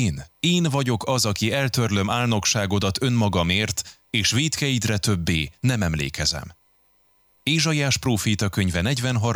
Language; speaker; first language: Hungarian; native; Hungarian